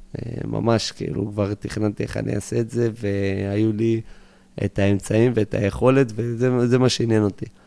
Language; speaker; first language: Hebrew; early bilingual, other home language; English